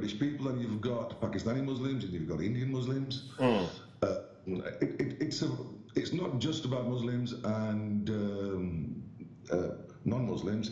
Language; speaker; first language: English; native; English